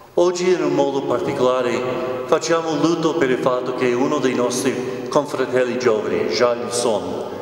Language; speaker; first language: Italian; non-native, fluent; English